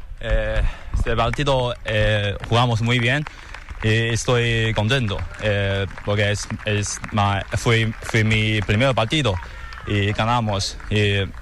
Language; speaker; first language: Spanish; non-native, learner; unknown